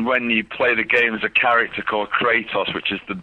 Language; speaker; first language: English; native; English